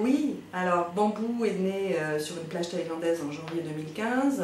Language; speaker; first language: French; native; French